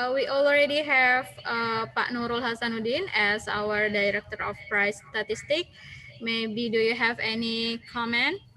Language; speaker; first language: English; non-native, local second language; Indonesian